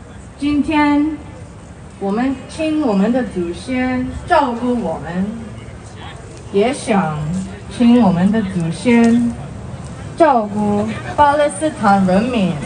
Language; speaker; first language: Chinese; non-native, learner; Korean